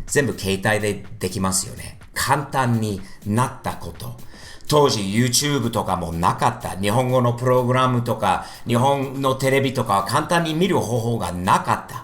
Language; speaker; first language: Japanese; non-native, fluent; English